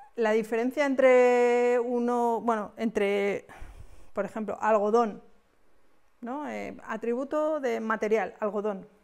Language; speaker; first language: Spanish; native; Spanish